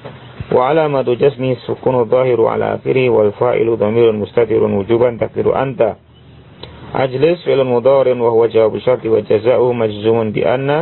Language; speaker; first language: Arabic; non-native, fluent; Indonesian